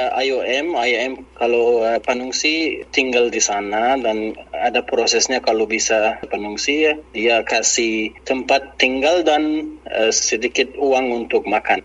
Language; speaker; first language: Indonesian; non-native, learner; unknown